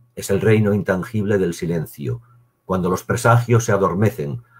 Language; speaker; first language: Spanish; native; Spanish